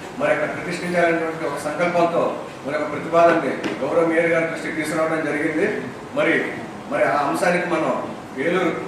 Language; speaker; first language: Telugu; native; Telugu